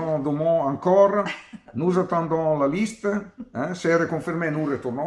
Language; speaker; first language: French; non-native, learner; Italian